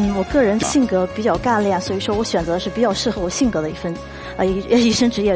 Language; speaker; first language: Chinese; native; Chinese